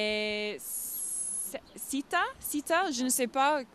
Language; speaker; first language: French; non-native, fluent; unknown